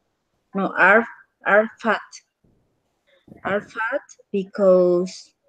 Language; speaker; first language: English; non-native, learner; Spanish